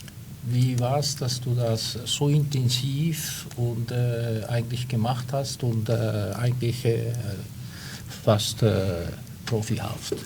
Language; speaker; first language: German; non-native, fluent; Portuguese